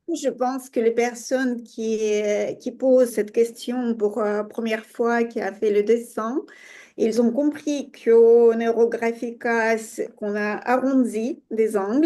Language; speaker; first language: French; non-native, fluent; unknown